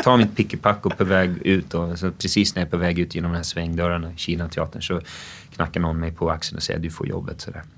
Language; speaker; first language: Swedish; early bilingual, other home language; English